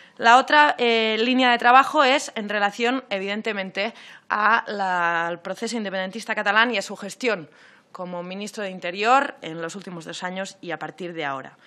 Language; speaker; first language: Spanish; non-native, local second language; Catalan